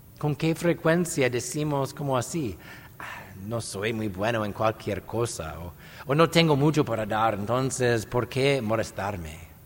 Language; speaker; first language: Spanish; non-native, fluent; English